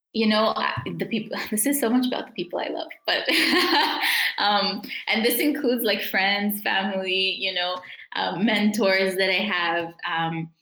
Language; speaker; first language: English; native; English